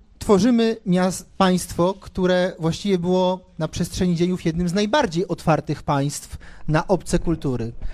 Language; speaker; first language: Polish; native; Polish